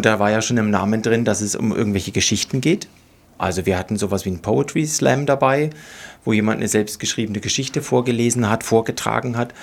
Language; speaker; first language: German; native; German